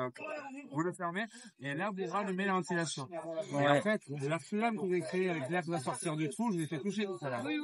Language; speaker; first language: French; native; French